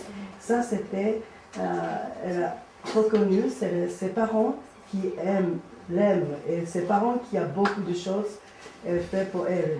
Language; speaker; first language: French; non-native, learner; Japanese